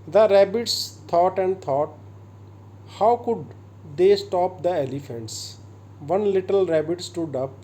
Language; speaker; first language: English; non-native, local second language; Punjabi